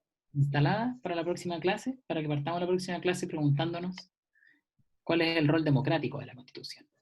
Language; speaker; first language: Spanish; native; Spanish